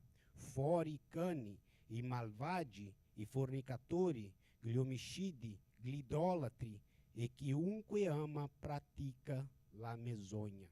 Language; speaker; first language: Italian; non-native, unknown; Portuguese